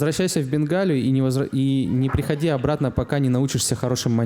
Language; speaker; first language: Russian; native; Russian